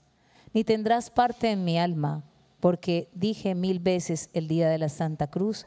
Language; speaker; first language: Spanish; native; Spanish